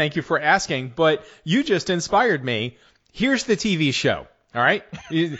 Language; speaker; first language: English; native; English